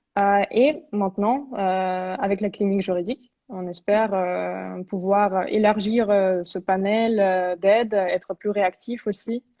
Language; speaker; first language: French; non-native, fluent; Russian